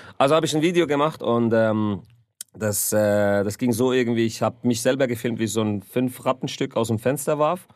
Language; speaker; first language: German; native; German